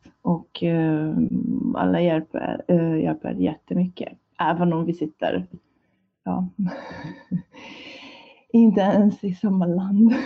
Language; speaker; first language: Swedish; non-native, fluent; Hungarian